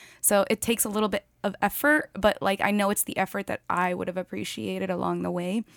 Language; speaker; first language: English; native; English